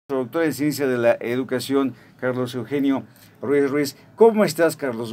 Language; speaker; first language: Spanish; native; Spanish